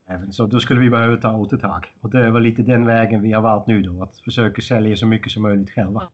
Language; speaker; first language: Swedish; non-native, fluent; Dutch